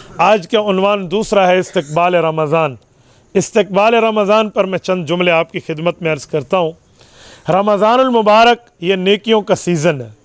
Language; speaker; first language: Urdu; non-native, local second language; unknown